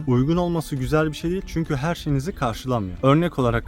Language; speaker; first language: Turkish; native; Turkish